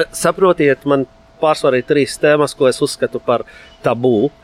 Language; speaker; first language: Latvian; non-native, fluent; Arabic